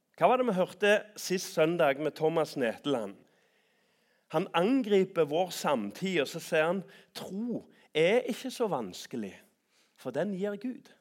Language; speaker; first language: Norwegian; native; Norwegian